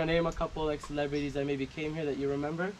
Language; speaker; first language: English; native; English